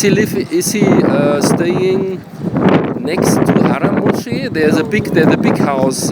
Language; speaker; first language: English; non-native, learner; German